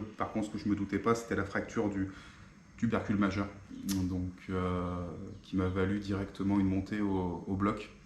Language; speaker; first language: French; native; French